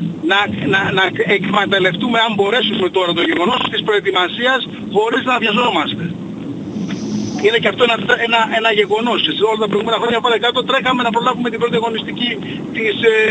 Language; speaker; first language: Greek; non-native, fluent; Italian